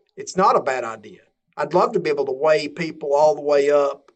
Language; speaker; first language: English; native; English